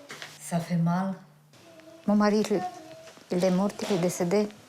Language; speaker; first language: French; non-native, learner; Romanian